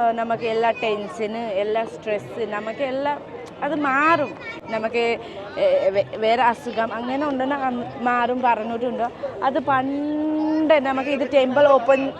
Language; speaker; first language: Malayalam; non-native, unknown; Nepali